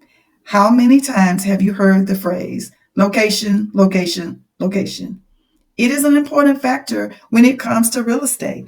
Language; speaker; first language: English; native; English